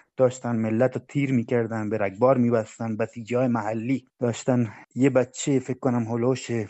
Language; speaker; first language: Persian; non-native, local second language; Baluchi